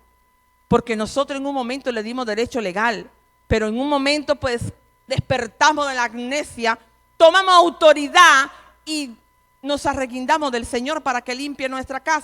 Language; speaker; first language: Spanish; native; Spanish